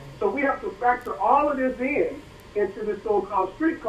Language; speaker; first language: English; native; English